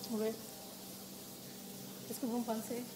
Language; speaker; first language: French; non-native, learner; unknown